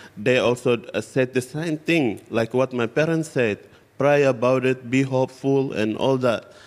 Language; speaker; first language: English; non-native, fluent; Indonesian